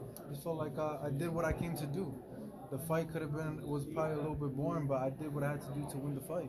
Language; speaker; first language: English; early bilingual, other home language; Spanish